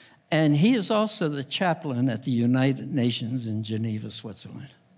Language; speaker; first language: English; native; English